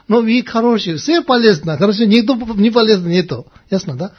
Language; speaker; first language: Russian; non-native, learner; Tibetan